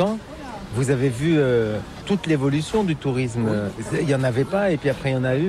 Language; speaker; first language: French; native; French